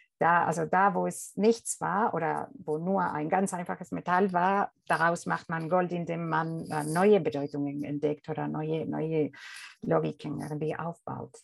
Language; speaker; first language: German; non-native, fluent; Spanish